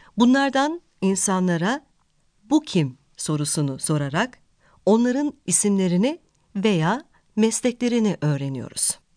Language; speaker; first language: Turkish; native; Turkish